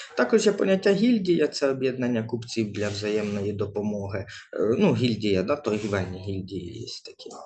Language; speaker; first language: Ukrainian; native; Ukrainian